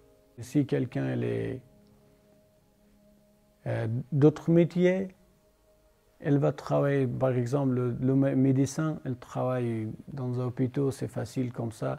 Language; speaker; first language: French; non-native, learner; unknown